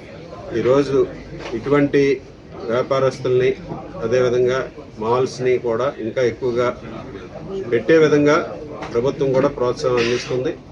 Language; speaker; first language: Telugu; native; Telugu